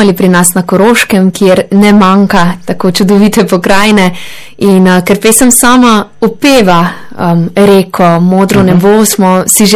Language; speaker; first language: Slovenian; native; Slovenian